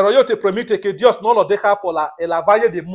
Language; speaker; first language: Spanish; non-native, learner; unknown